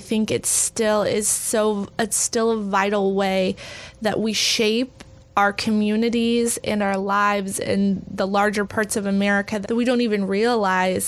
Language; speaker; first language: English; native; English